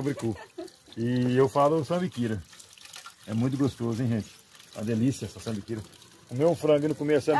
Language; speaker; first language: Portuguese; native; Portuguese